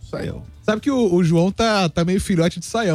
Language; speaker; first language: Portuguese; native; Portuguese